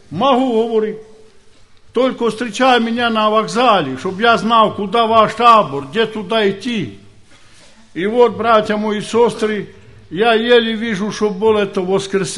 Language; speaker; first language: Ukrainian; non-native, local second language; Romany